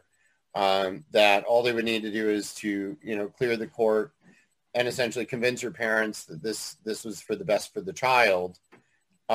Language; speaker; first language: English; native; English